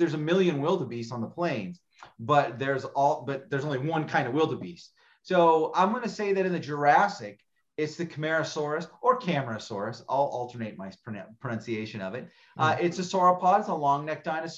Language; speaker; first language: English; native; English